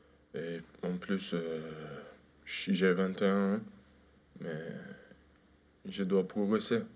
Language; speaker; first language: French; non-native, fluent; Turkish